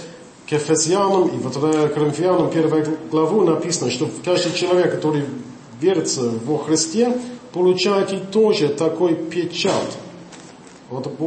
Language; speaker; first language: Russian; non-native, fluent; English